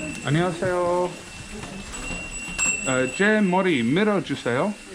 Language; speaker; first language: Korean; non-native, learner; English